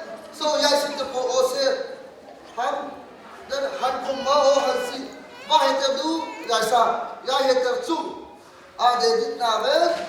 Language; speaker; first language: Norwegian; non-native, learner; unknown